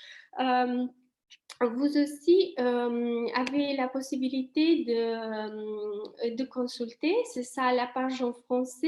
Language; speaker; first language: French; non-native, fluent; Italian